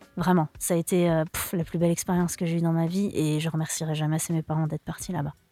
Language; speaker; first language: French; native; French